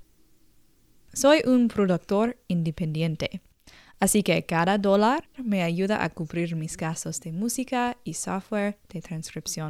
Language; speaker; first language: Spanish; non-native, learner; English